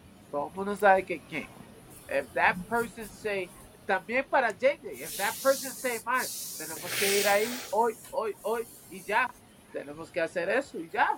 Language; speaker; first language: Spanish; early bilingual, heritage; Spanish